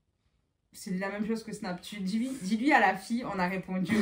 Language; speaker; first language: French; native; French